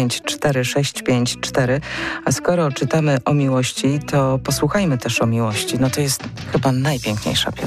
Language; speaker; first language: Polish; native; Polish